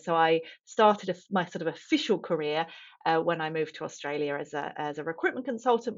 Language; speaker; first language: English; native; English